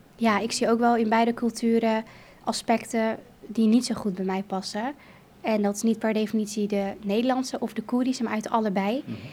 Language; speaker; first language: Dutch; early bilingual, other home language; Kurdish